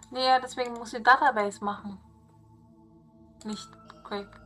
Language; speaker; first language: German; native; German